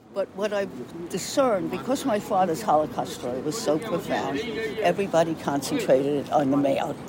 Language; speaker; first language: English; native; English